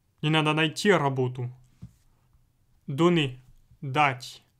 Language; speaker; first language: Russian; non-native, fluent; French